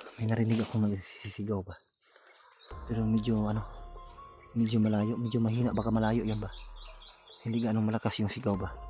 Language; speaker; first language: Filipino; non-native, local second language; Cebuano